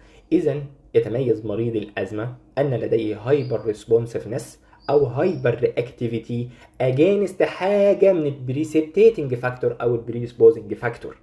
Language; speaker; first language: Arabic; native; Arabic